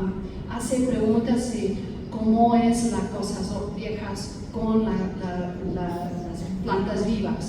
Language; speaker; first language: Spanish; non-native, fluent; English